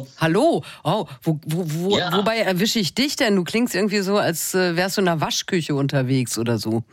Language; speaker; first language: German; native; German